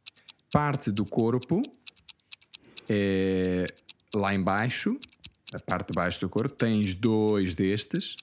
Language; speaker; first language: Portuguese; early bilingual, heritage; Portuguese